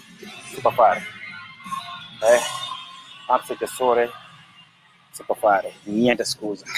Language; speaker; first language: Italian; non-native, learner; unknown